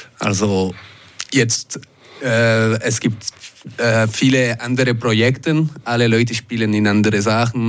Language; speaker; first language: German; non-native, local second language; French